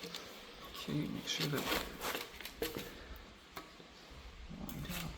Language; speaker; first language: English; native; English